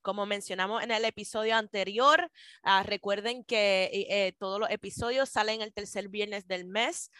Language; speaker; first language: Spanish; native; Spanish